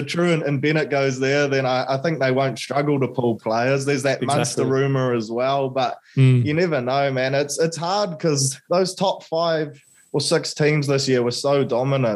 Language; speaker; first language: English; native; English